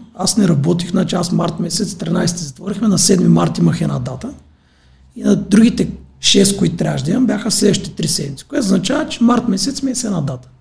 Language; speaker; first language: Bulgarian; native; Bulgarian